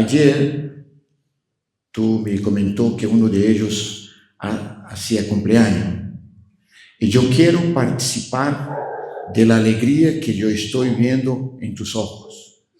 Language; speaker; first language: Spanish; non-native, fluent; Portuguese